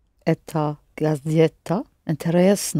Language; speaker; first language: Russian; non-native, learner; English